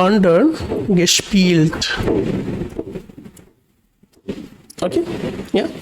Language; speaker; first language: German; non-native, learner; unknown